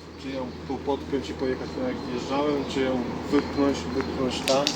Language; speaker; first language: Polish; native; Polish